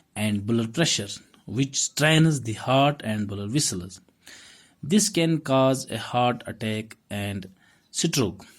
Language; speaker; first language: English; non-native, local second language; Urdu